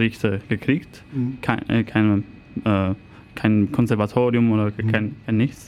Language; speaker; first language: German; non-native, fluent; Italian